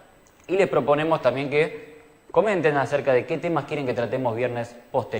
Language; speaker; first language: Spanish; native; Spanish